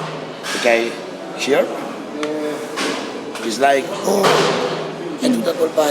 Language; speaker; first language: English; non-native, learner; Italian